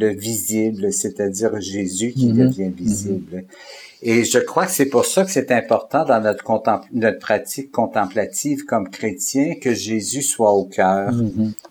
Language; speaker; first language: French; native; French